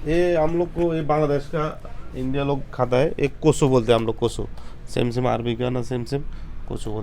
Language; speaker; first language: Hindi; non-native, learner; Bangla